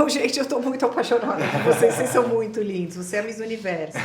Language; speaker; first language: Portuguese; native; Portuguese